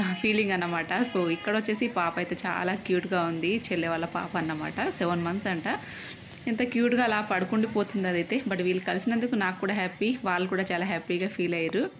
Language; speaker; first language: Telugu; native; Telugu